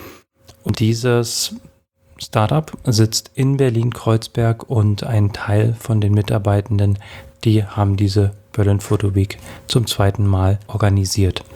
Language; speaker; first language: German; native; German